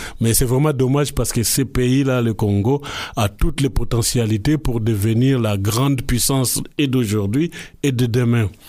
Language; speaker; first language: French; non-native, local second language; Lingala